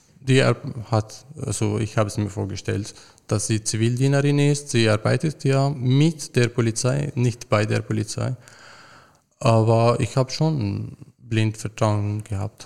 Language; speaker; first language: German; non-native, fluent; Arabic